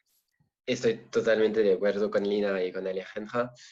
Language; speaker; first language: Spanish; non-native, learner; French